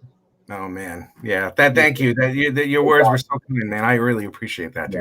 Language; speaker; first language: English; native; English